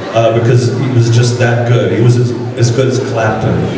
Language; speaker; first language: English; native; English